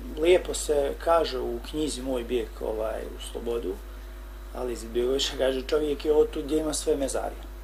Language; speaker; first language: Croatian; non-native, fluent; Albanian